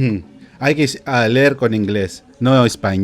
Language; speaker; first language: Spanish; non-native, learner; Filipino